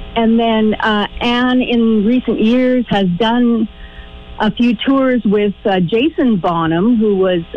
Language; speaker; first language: English; native; English